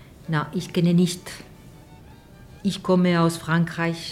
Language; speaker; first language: German; non-native, learner; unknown